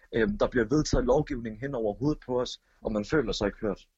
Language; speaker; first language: Danish; early bilingual, other home language; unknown